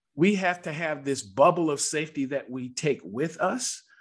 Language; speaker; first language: English; native; English